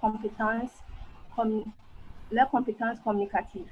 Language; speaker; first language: French; non-native, fluent; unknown